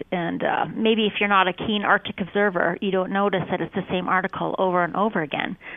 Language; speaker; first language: English; native; English